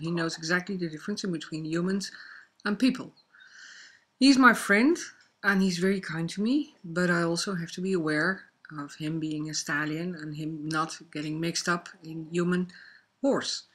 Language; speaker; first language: English; non-native, fluent; Dutch